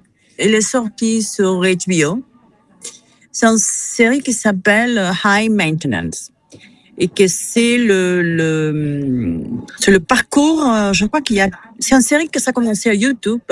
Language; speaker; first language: French; non-native, fluent; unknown